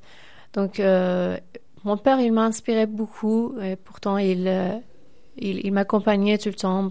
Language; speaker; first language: French; non-native, fluent; Persian